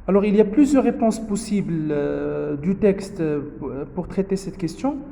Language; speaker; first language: French; non-native, local second language; Arabic